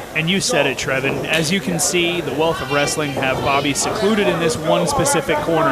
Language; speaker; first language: English; native; English